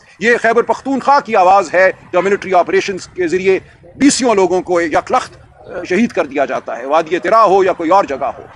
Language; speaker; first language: Urdu; native; Urdu